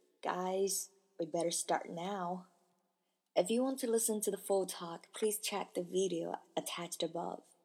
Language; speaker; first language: English; non-native, fluent; Chinese